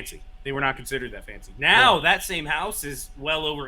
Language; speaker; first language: English; native; English